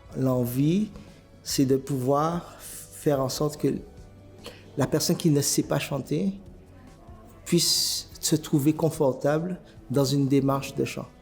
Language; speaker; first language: French; native; French